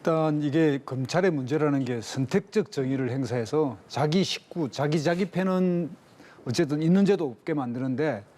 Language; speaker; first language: Korean; native; Korean